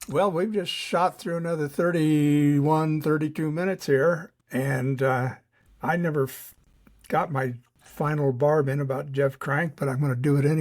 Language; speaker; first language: English; native; English